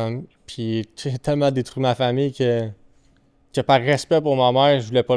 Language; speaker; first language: French; native; French